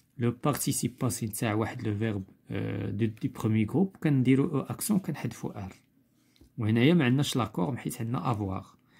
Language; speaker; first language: French; non-native, local second language; Arabic